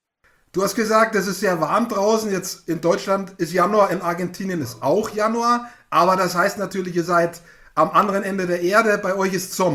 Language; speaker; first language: German; native; German